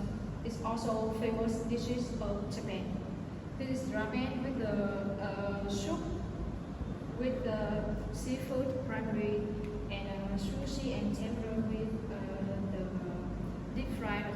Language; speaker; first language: English; non-native, learner; Vietnamese